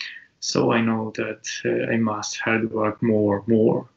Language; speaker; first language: English; non-native, learner; Japanese